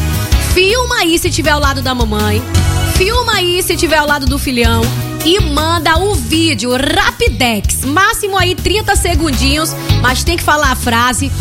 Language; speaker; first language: Portuguese; native; Portuguese